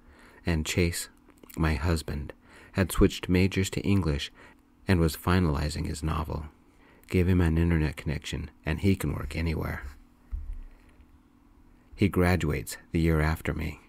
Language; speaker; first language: English; native; English